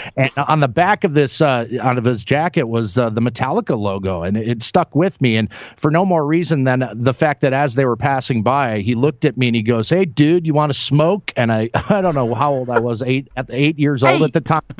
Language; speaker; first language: English; native; English